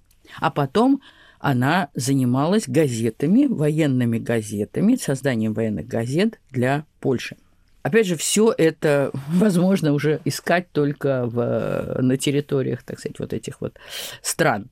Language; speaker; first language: Russian; native; Russian